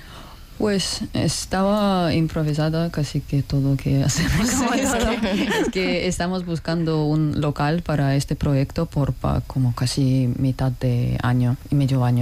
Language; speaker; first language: Spanish; non-native, fluent; Russian